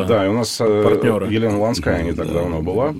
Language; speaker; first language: Russian; native; Russian